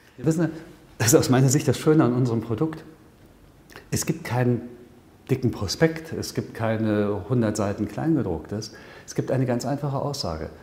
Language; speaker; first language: German; native; German